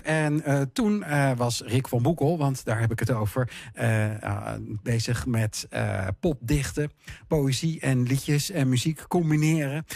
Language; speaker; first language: Dutch; native; Dutch